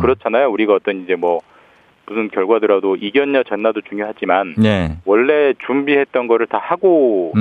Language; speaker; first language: Korean; native; Korean